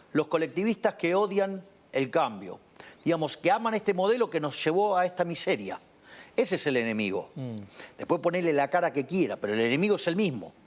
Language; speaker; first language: Spanish; native; Spanish